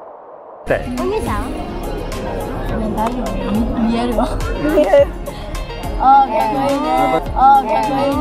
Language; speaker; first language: Japanese; non-native, learner; Burmese